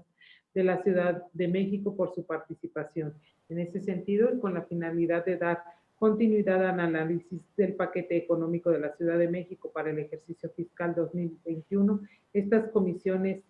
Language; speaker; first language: Spanish; native; Spanish